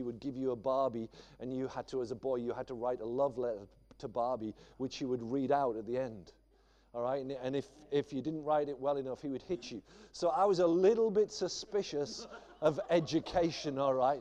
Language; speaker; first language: English; native; English